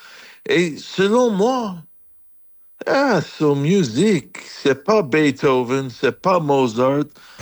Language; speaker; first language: French; non-native, fluent; English